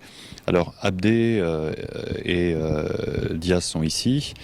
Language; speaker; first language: French; native; French